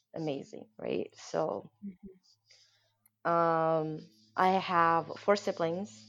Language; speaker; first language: English; non-native, local second language; Somali